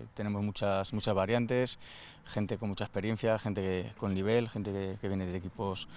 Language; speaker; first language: Spanish; native; Spanish